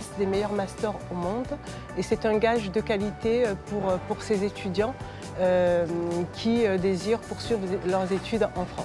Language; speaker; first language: French; native; French